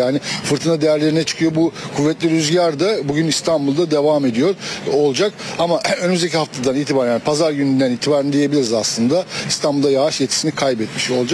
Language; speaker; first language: Turkish; native; Turkish